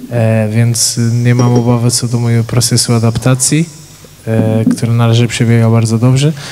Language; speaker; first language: Polish; non-native, fluent; Portuguese